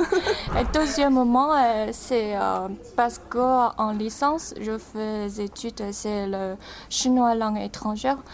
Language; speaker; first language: French; non-native, fluent; Chinese